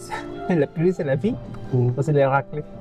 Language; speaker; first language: French; non-native, fluent; Spanish